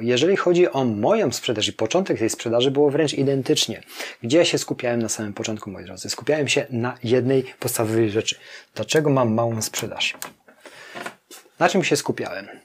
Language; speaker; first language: Polish; native; Polish